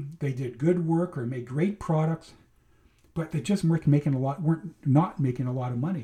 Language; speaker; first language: English; native; English